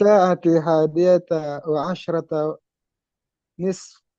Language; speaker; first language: Arabic; non-native, learner; Indonesian